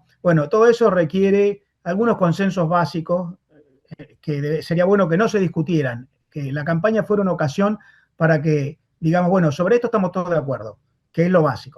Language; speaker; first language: Spanish; native; Spanish